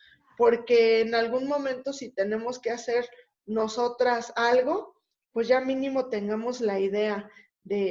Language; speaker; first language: Spanish; native; Spanish